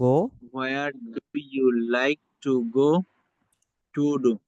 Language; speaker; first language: English; non-native, learner; Bangla